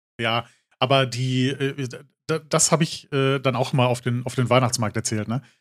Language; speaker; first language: German; native; German